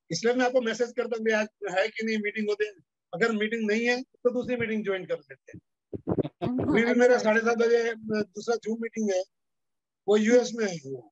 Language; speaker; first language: Hindi; non-native, local second language; Gujarati